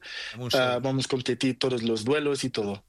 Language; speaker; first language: Spanish; non-native, learner; Portuguese